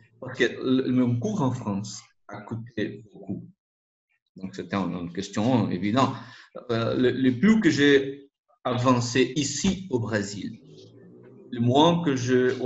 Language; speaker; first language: French; non-native, learner; Portuguese